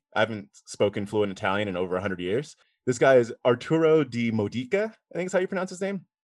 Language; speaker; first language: English; native; English